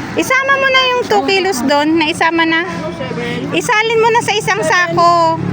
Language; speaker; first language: Filipino; non-native, local second language; Cebuano